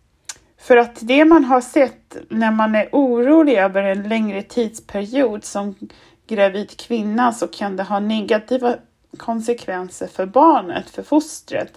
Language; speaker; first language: Swedish; non-native, fluent; German